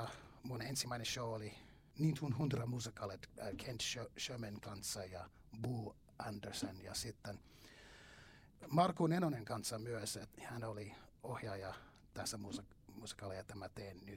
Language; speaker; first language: Finnish; non-native, learner; English